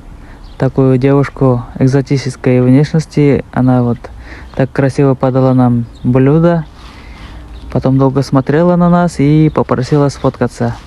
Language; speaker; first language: Russian; non-native, local second language; Tatar